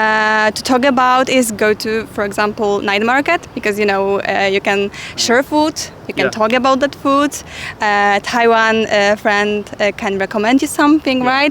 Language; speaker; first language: English; non-native, fluent; Polish